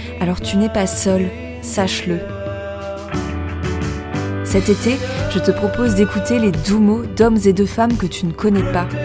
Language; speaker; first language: French; native; French